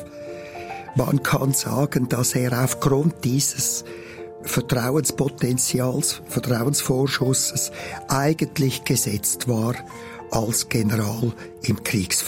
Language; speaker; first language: German; native; German